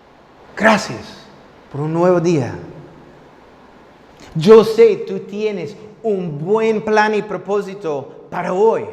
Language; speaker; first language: Spanish; non-native, fluent; English